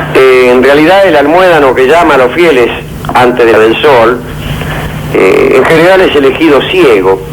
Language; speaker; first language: Spanish; native; Spanish